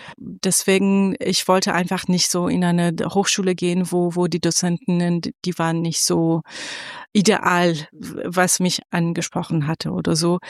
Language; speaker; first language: German; non-native, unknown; Persian